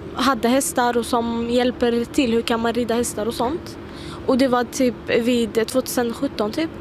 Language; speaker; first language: Swedish; early bilingual, other home language; Arabic